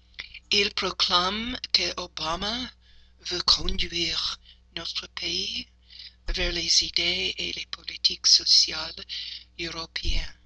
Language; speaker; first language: French; non-native, learner; English